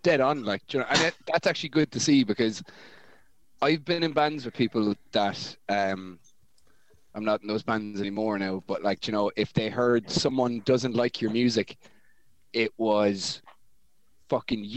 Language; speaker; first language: English; native; English